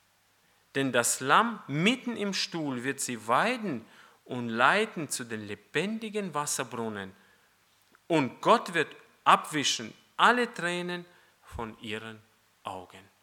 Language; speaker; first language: German; non-native, fluent; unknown